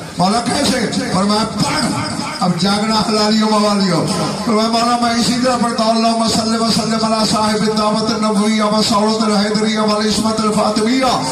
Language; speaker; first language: Urdu; non-native, local second language; Saraiki